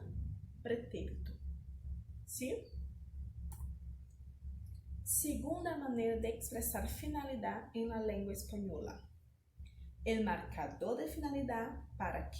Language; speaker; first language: Spanish; non-native, fluent; Portuguese